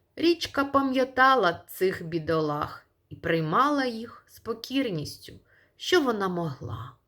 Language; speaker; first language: Ukrainian; non-native, local second language; Russian